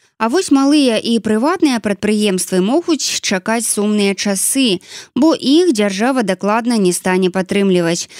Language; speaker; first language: Belarusian; native; Belarusian